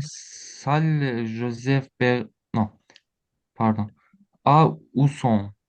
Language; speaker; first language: French; non-native, learner; Azerbaijani